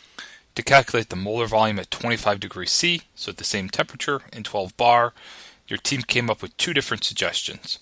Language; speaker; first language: English; native; English